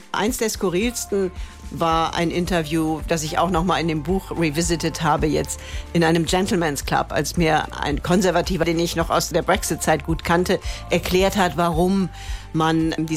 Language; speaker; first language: German; native; German